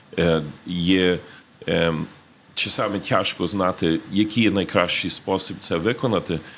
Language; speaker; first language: Ukrainian; early bilingual, heritage; Ukrainian